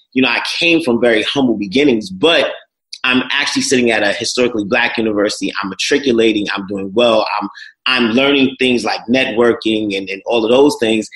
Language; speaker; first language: English; native; English